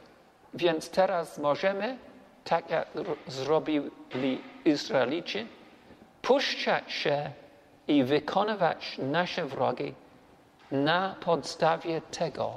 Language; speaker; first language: Polish; non-native, learner; English